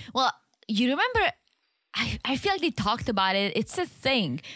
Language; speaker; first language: English; native; English